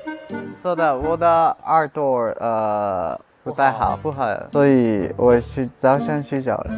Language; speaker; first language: Chinese; non-native, learner; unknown